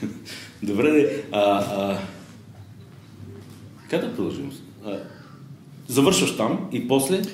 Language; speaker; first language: Bulgarian; native; Bulgarian